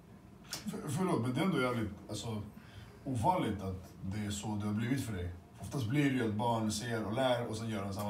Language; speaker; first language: Swedish; early bilingual, other home language; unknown